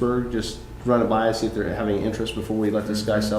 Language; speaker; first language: English; native; English